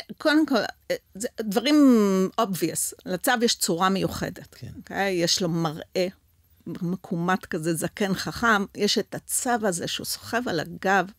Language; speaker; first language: Hebrew; early bilingual, other home language; French